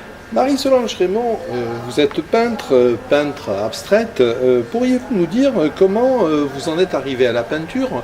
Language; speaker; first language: French; native; French